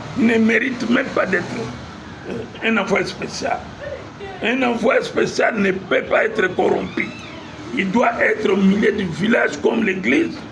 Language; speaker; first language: French; non-native, local second language; Lingala